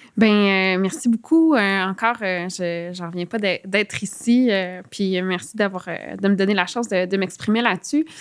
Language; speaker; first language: French; native; French